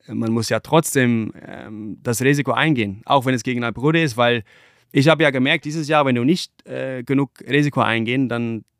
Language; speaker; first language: German; non-native, fluent; English